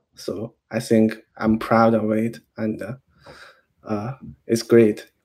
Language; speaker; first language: English; non-native, fluent; Chinese